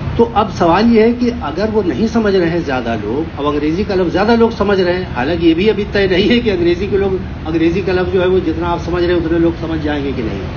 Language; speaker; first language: Urdu; native; Urdu